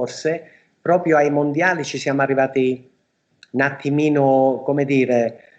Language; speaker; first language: Italian; native; Italian